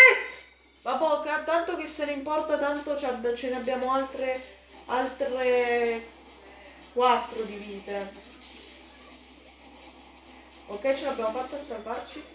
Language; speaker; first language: Italian; native; Italian